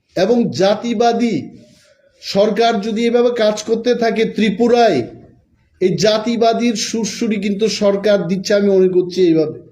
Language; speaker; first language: Bangla; non-native, local second language; Kok Borok